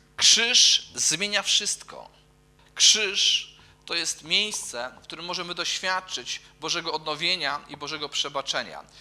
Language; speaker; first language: Polish; native; Polish